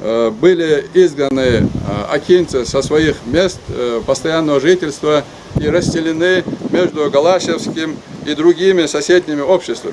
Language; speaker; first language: Russian; non-native, local second language; Ingush